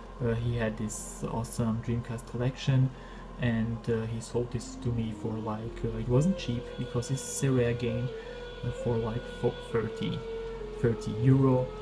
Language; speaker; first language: English; non-native, fluent; German